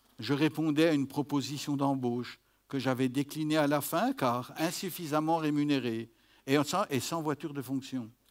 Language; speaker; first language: French; native; French